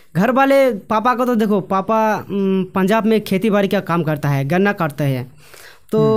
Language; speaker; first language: Hindi; non-native, local second language; Bangla